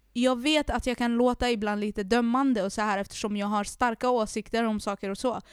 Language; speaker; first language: Swedish; early bilingual, other home language; Arabic